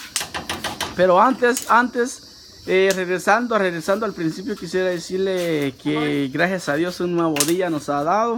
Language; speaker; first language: Spanish; native; Spanish